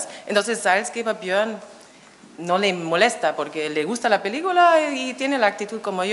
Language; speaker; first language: Spanish; non-native, fluent; German